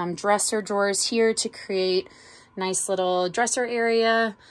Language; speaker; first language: English; native; English